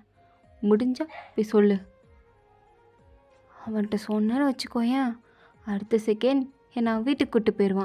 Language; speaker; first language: Tamil; native; Tamil